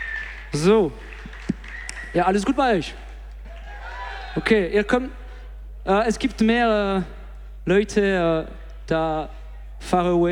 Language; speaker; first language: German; non-native, learner; English